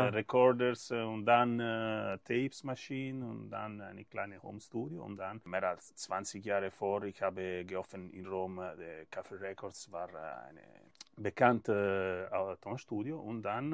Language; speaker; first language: German; non-native, learner; Italian